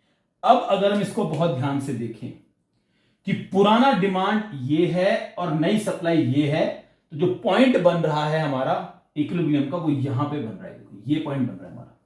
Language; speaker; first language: Hindi; native; Hindi